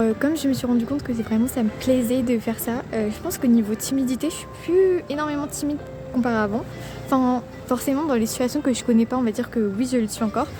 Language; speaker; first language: French; native; French